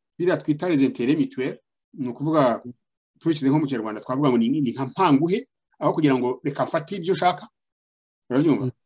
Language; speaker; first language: Kinyarwanda; native; Kinyarwanda